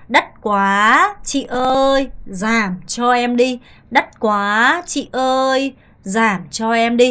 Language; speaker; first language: Vietnamese; non-native, fluent; Korean